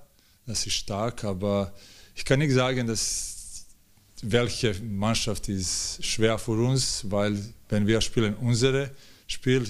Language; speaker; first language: German; non-native, fluent; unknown